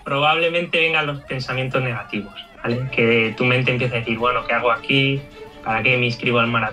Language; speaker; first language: Spanish; native; Spanish